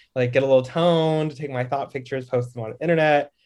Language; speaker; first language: English; native; English